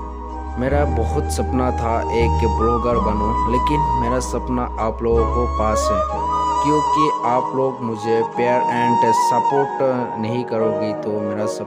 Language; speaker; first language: Hindi; non-native, local second language; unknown